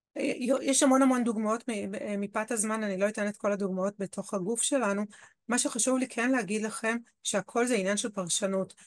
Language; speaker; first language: Hebrew; native; Hebrew